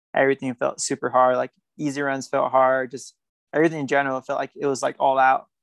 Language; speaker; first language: English; native; English